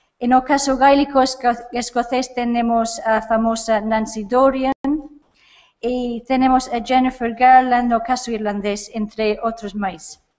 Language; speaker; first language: Galician; non-native, fluent; English